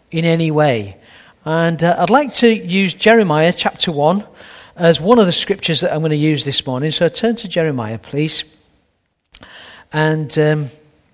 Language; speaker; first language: English; native; English